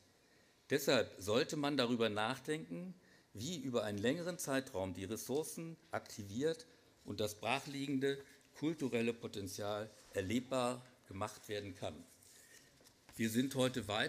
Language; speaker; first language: German; native; German